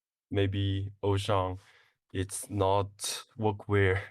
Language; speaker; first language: English; non-native, learner; Chinese